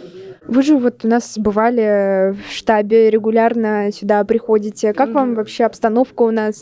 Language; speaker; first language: Russian; native; Russian